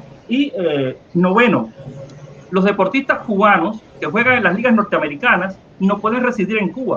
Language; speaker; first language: Spanish; native; Spanish